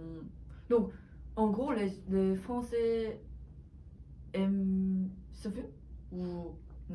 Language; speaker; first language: French; non-native, learner; Korean